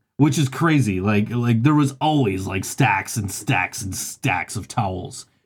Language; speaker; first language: English; native; English